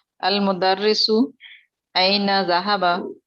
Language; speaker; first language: Arabic; non-native, learner; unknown